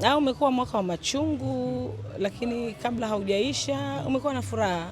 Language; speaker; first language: Swahili; native; Swahili